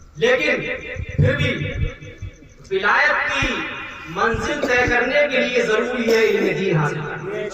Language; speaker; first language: Urdu; native; Urdu